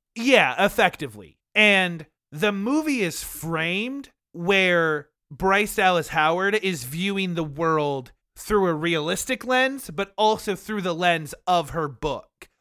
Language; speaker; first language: English; native; English